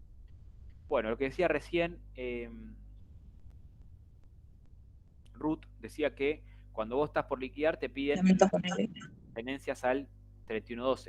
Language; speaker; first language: Spanish; native; Spanish